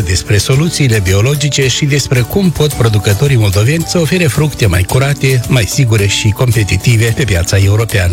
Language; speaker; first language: Romanian; native; Romanian